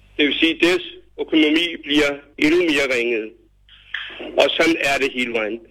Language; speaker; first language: Danish; non-native, fluent; Urdu